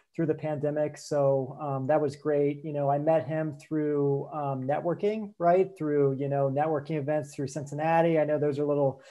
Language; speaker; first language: English; native; English